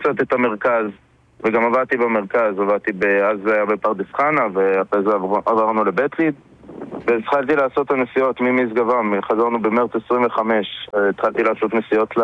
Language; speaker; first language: Hebrew; native; Hebrew